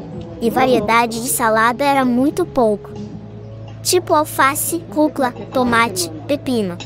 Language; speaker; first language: Portuguese; non-native, fluent; Korean